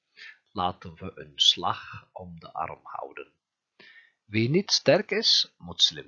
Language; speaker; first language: Dutch; non-native, fluent; Turkish